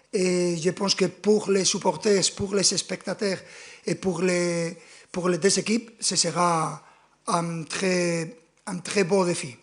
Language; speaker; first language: French; non-native, fluent; Spanish